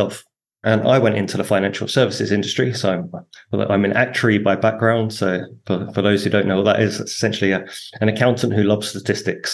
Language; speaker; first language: English; native; English